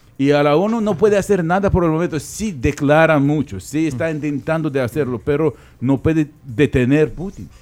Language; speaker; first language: Spanish; non-native, fluent; Ukrainian